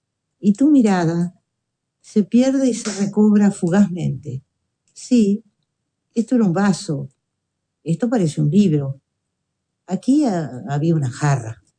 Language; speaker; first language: Spanish; native; Spanish